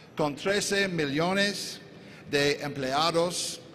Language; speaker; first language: Spanish; non-native, fluent; English